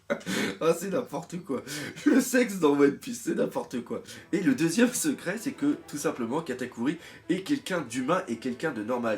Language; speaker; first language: French; native; French